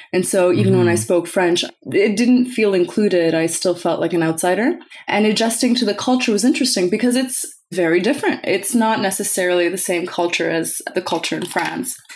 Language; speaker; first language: English; early bilingual, other home language; French